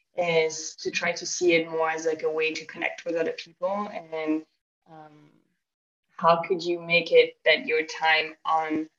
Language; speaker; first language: English; non-native, fluent; French